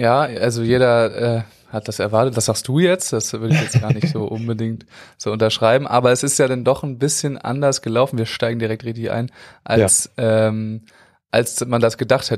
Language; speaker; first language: German; native; German